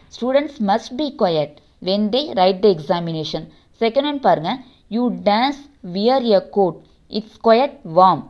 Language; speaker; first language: English; non-native, local second language; Tamil